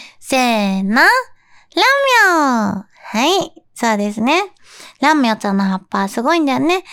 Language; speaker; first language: Japanese; native; Japanese